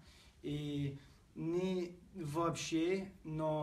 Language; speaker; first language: Russian; non-native, learner; English